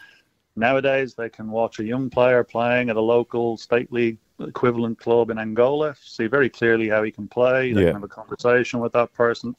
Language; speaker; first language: English; native; English